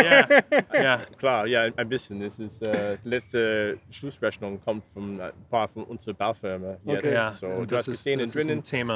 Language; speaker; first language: German; non-native, learner; English